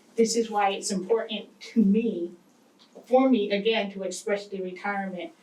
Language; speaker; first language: English; native; English